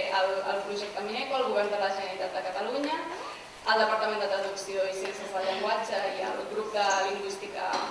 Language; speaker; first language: Catalan; native; Catalan